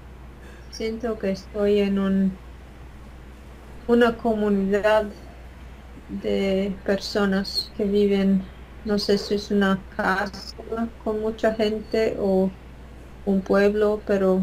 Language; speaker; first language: Spanish; non-native, fluent; Latvian